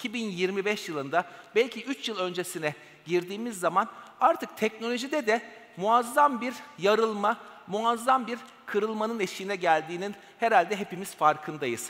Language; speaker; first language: Turkish; native; Turkish